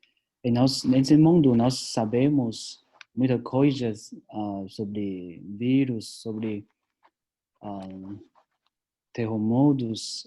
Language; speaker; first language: Portuguese; non-native, learner; Chinese